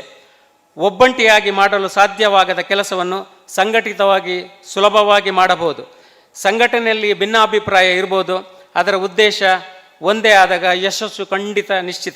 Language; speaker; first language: Kannada; native; Kannada